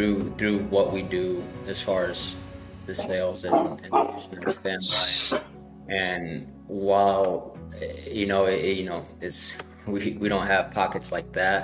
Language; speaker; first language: English; native; English